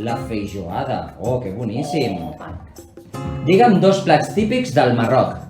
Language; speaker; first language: Catalan; native; Catalan